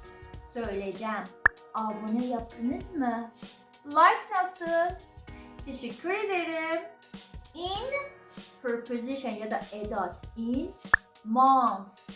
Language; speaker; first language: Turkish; non-native, learner; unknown